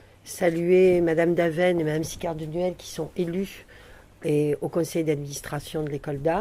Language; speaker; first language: French; native; French